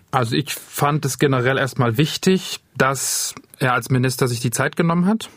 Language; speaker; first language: German; native; German